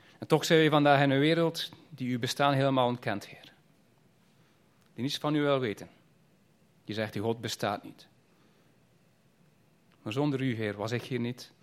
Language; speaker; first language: Dutch; native; Dutch